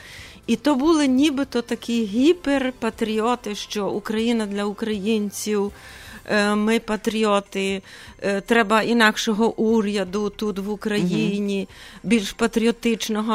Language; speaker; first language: Ukrainian; early bilingual, heritage; Ukrainian